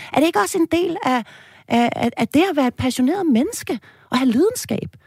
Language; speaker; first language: Danish; native; Danish